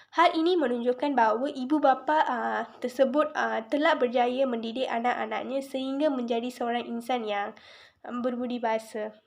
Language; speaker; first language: Malay; non-native, local second language; Tamil